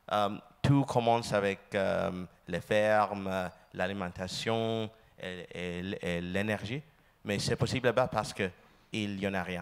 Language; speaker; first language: French; non-native, learner; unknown